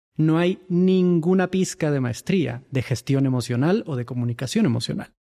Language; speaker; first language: Spanish; native; Spanish